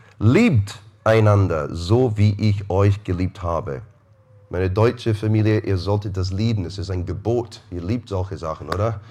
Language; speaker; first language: German; non-native, fluent; English